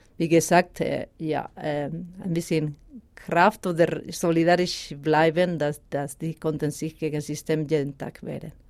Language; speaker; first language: German; non-native, learner; Basque